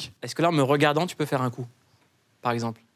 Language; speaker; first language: French; native; French